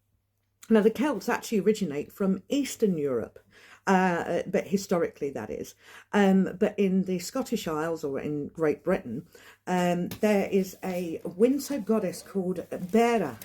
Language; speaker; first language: English; native; English